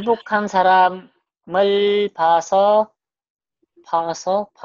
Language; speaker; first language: Korean; non-native, fluent; Mongolian